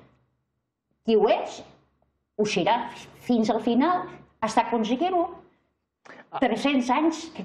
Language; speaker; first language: Catalan; native; Catalan